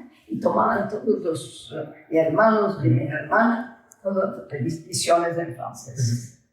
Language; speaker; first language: Spanish; early bilingual, heritage; Ladino